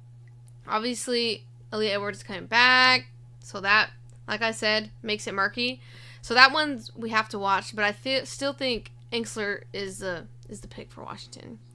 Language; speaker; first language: English; native; English